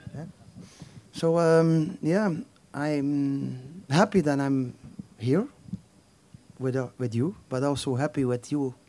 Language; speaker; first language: English; non-native, fluent; Dutch